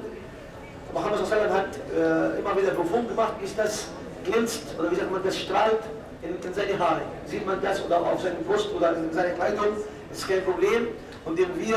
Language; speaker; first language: German; non-native, fluent; Arabic